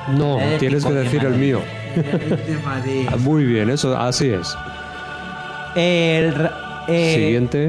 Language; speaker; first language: Spanish; native; Spanish